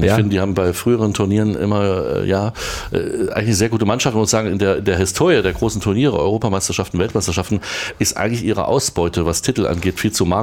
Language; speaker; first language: German; native; German